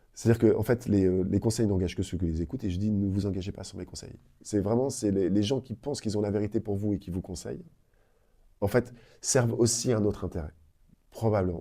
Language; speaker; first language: French; native; French